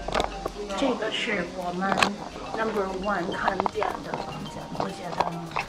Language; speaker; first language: Chinese; non-native, learner; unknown